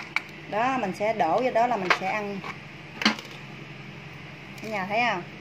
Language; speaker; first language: Vietnamese; native; Vietnamese